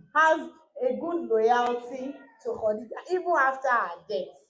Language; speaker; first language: English; non-native, local second language; Yoruba